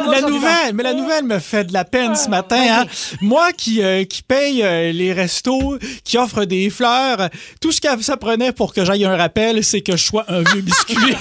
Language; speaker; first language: French; native; French